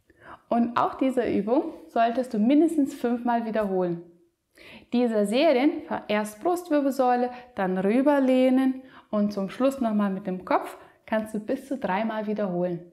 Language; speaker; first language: German; native; German